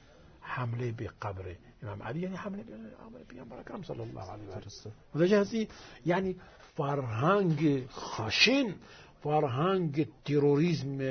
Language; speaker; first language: Persian; non-native, fluent; Arabic